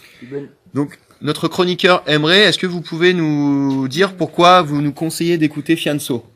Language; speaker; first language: French; native; French